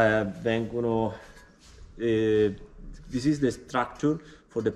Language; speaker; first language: English; non-native, learner; Italian